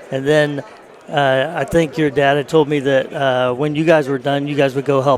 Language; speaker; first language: English; native; English